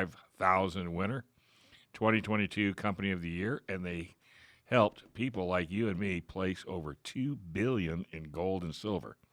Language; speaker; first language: English; native; English